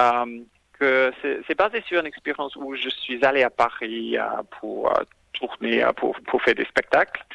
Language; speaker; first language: French; non-native, fluent; English